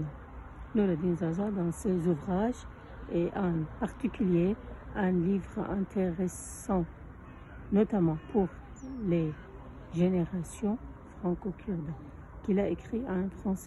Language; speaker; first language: French; non-native, fluent; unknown